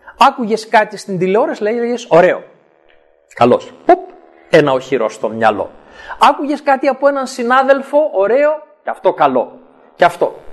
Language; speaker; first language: Greek; native; Greek